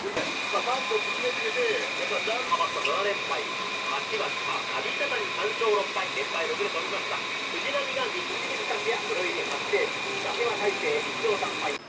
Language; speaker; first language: Japanese; native; Japanese